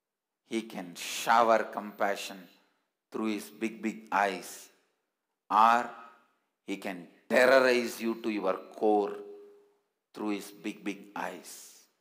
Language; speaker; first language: English; non-native, local second language; Tamil